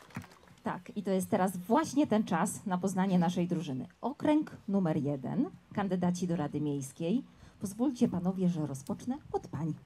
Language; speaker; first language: Polish; native; Polish